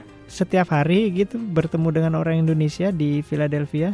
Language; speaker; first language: Indonesian; native; Indonesian